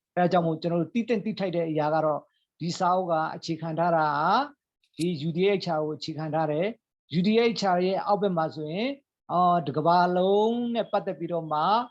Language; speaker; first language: Burmese; non-native, local second language; Hakha Chin